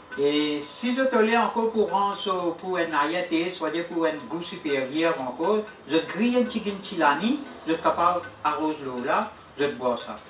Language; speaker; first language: French; non-native, local second language; Morisyen